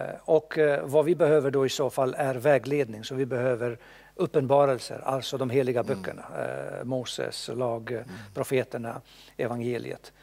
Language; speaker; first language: Swedish; non-native, fluent; Bosnian